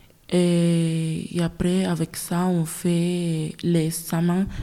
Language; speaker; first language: French; non-native, learner; Spanish